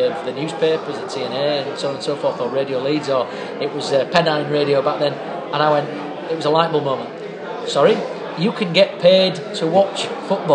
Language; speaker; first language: English; native; English